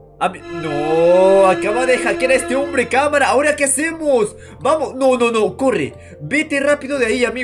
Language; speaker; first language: Spanish; native; Spanish